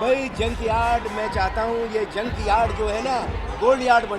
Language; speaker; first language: Hindi; native; Hindi